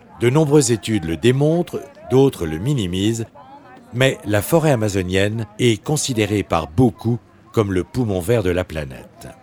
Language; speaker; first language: French; native; French